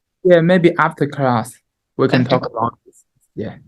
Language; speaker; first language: English; non-native, learner; Chinese